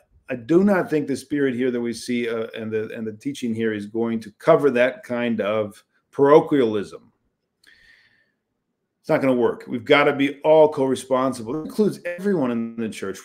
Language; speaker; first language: English; native; English